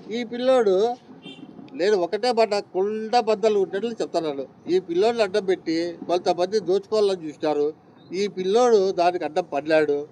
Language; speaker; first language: Telugu; native; Telugu